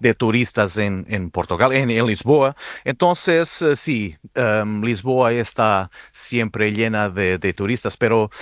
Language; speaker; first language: Spanish; non-native, fluent; Portuguese